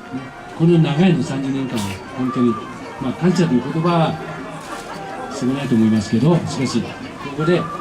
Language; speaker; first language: Japanese; non-native, fluent; Lao